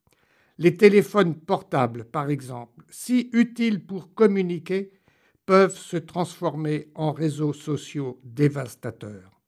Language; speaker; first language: French; native; French